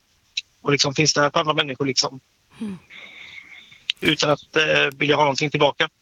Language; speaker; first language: Swedish; native; Swedish